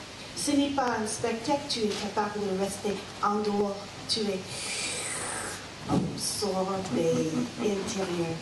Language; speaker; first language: French; non-native, learner; English